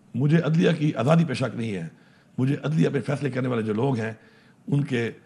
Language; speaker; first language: Urdu; non-native, local second language; Pashto